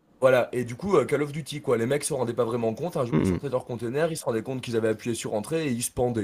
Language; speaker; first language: French; native; French